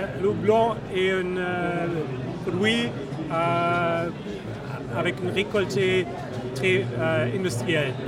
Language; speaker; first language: French; non-native, learner; German